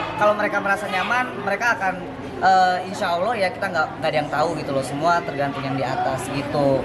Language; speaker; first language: Indonesian; native; Indonesian